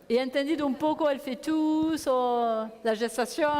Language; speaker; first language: Spanish; non-native, learner; French